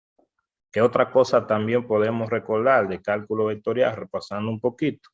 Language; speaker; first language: Spanish; native; Spanish